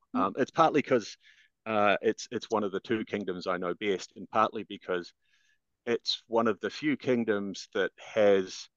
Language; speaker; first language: English; native; English